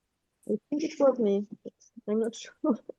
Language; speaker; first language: English; non-native, fluent; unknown